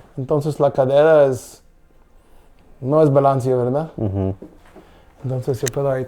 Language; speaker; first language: Spanish; non-native, learner; English